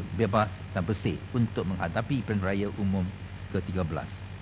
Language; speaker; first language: Malay; non-native, local second language; Chinese